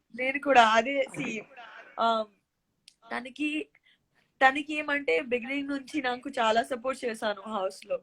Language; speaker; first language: Telugu; non-native, learner; Gujarati